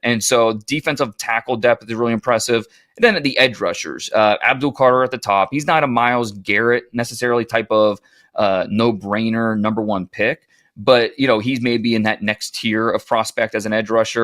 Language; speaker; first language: English; native; English